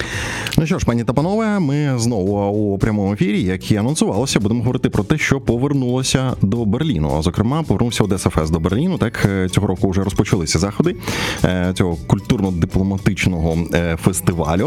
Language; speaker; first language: Ukrainian; native; Ukrainian